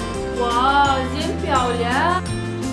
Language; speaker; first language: Chinese; non-native, learner; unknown